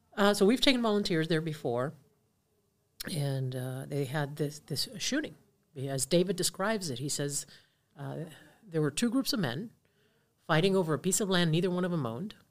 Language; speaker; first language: English; native; English